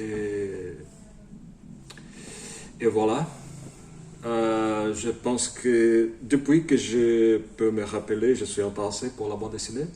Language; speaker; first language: French; non-native, fluent; Portuguese